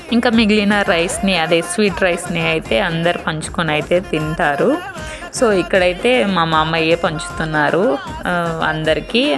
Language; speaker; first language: Telugu; non-native, local second language; Lambadi